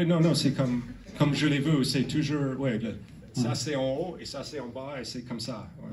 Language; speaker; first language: French; non-native, learner; English